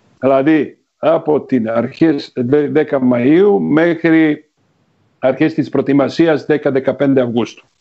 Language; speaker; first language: Greek; non-native, fluent; Serbian